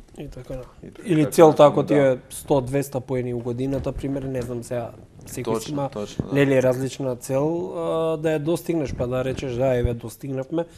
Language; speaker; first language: Macedonian; native; Macedonian